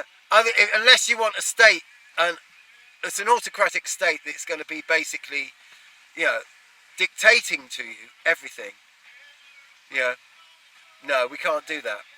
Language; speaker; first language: English; native; English